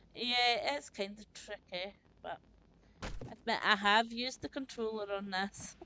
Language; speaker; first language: English; native; English